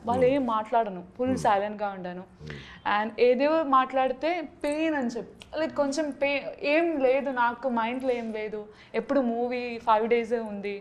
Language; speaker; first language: Telugu; non-native, learner; Malayalam